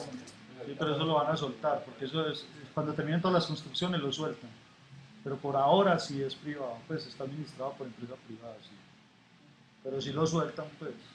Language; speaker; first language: Spanish; native; Spanish